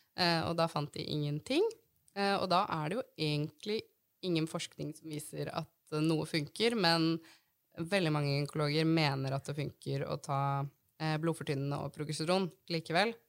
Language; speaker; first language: Norwegian; native; Norwegian